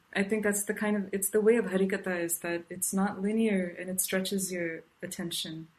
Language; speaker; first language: English; non-native, local second language; Tamil